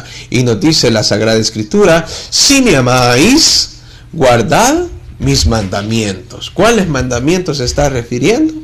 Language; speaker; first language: Spanish; native; Spanish